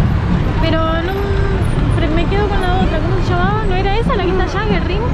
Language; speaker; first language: Spanish; native; Spanish